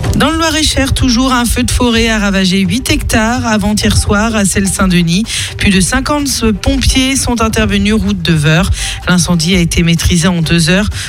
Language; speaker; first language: French; native; French